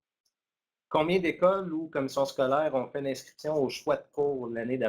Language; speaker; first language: French; native; French